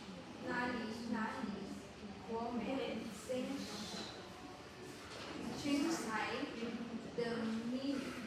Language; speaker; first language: Chinese; non-native, learner; Filipino